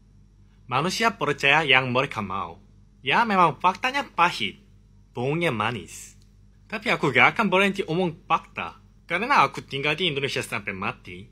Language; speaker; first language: Indonesian; non-native, fluent; Korean